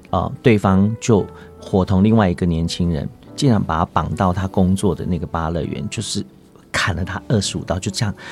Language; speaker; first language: Chinese; non-native, local second language; Hakka Chinese